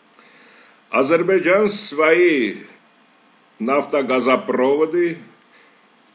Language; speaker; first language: Russian; non-native, fluent; Armenian